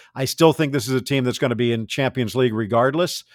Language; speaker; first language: English; native; English